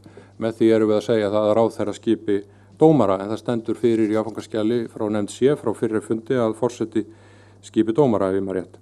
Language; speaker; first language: Icelandic; native; Icelandic